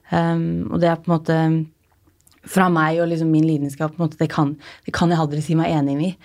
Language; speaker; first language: Norwegian; native; Norwegian